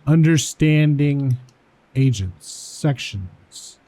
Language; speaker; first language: English; native; English